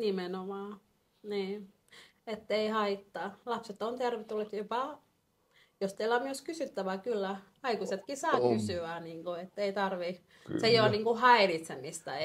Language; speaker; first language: Finnish; non-native, fluent; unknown